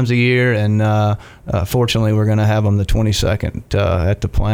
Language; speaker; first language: English; native; English